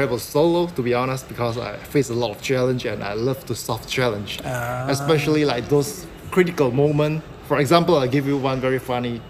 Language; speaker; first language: English; non-native, local second language; Chinese